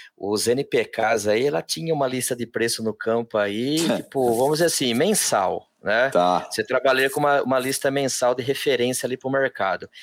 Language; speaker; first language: Portuguese; native; Portuguese